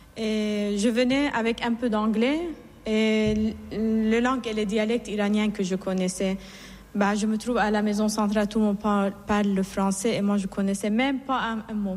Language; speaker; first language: French; non-native, fluent; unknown